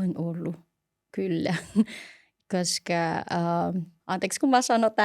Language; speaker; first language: Finnish; non-native, learner; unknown